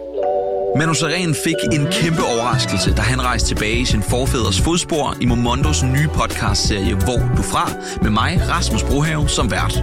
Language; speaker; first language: Danish; native; Danish